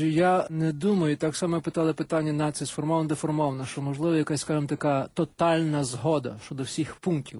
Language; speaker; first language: Ukrainian; native; Ukrainian